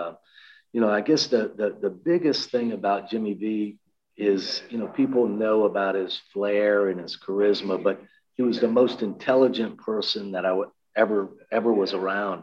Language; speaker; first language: English; native; English